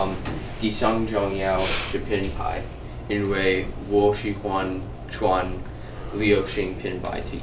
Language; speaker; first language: Chinese; non-native, learner; English